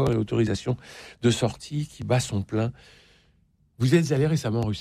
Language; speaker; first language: French; native; French